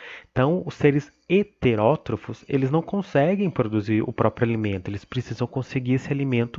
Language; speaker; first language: Portuguese; native; Portuguese